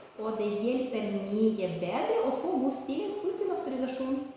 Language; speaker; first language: Norwegian; non-native, learner; Ukrainian